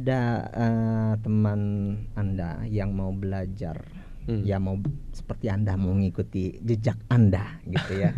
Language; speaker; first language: Indonesian; native; Indonesian